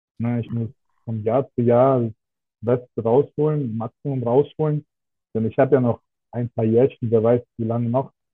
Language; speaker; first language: German; non-native, fluent; Russian